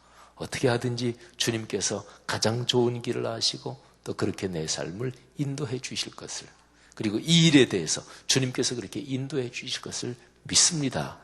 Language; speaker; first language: Korean; native; Korean